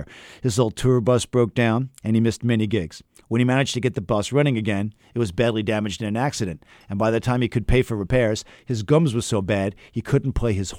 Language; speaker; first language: English; native; English